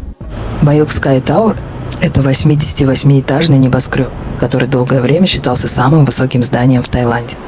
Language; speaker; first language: Russian; native; Russian